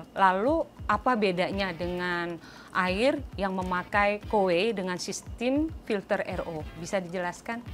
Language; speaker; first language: Indonesian; native; Indonesian